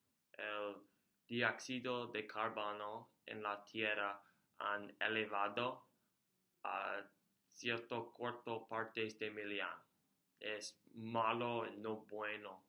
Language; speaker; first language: Spanish; non-native, learner; English